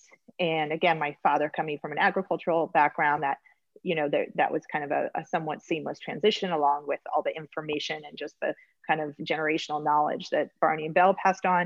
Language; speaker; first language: English; native; English